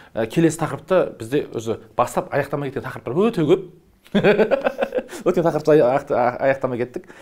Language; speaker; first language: Kazakh; native; Kazakh